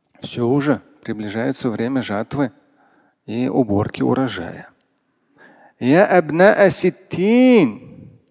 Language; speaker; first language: Russian; non-native, local second language; Tatar